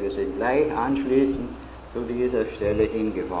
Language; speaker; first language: German; native; German